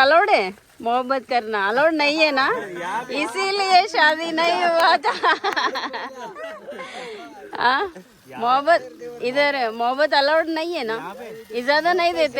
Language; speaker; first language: Hindi; non-native, local second language; Telugu